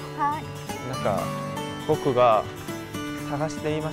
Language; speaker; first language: Japanese; non-native, learner; Korean